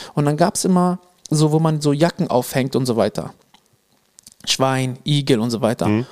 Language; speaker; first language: German; early bilingual, other home language; Arabic